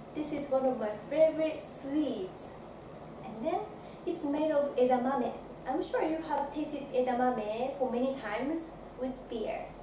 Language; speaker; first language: English; non-native, fluent; Japanese